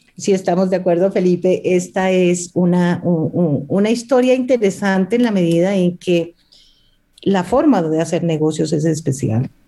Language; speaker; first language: Spanish; native; Spanish